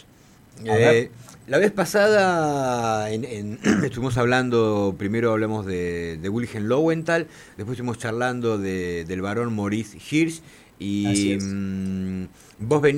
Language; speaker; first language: Spanish; native; Spanish